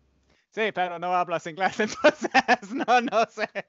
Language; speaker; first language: Spanish; non-native, fluent; English